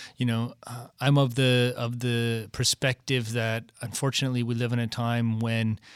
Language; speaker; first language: English; native; English